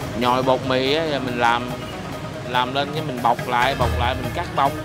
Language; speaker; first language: Vietnamese; non-native, local second language; Cantonese